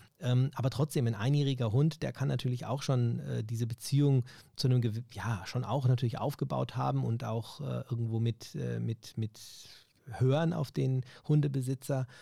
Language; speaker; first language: German; native; German